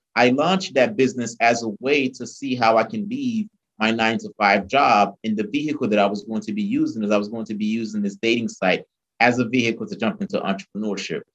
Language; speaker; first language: English; early bilingual, other home language; Haitian Creole